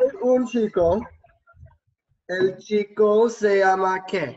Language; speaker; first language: Spanish; non-native, learner; English